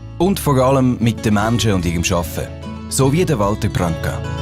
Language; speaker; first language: German; native; German